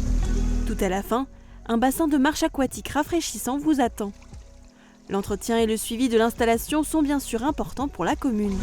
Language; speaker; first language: French; native; French